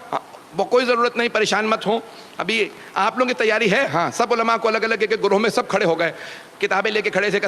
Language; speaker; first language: Urdu; native; Urdu